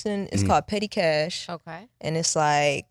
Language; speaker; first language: English; early bilingual, other home language; Japanese